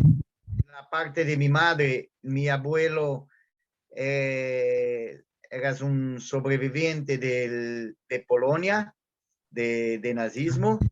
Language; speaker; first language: Spanish; non-native, learner; Portuguese